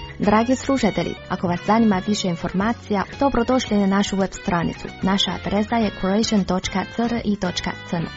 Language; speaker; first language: Croatian; non-native, fluent; Chinese